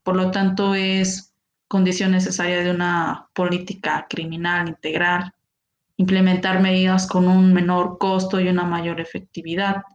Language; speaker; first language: Spanish; native; Spanish